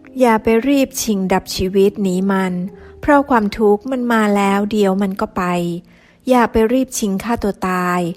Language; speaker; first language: Thai; native; Thai